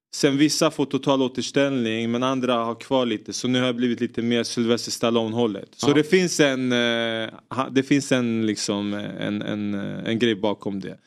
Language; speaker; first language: Swedish; early bilingual, other home language; Greek